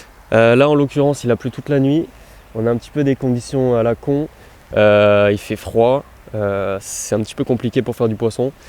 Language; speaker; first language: French; native; French